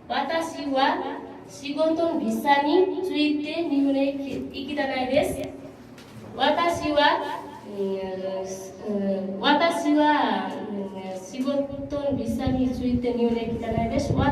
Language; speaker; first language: Japanese; non-native, learner; Nepali